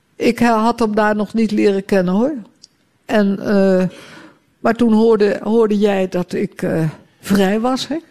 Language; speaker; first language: Dutch; native; Dutch